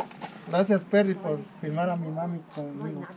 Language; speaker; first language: Spanish; native; Spanish